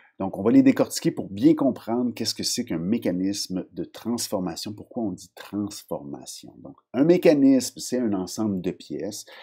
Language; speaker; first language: French; native; French